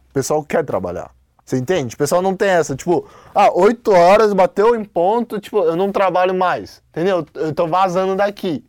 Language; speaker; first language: Portuguese; non-native, fluent; Chinese